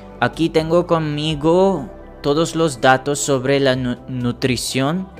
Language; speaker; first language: Spanish; non-native, learner; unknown